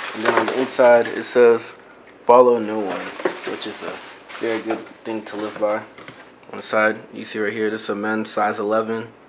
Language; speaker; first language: English; native; English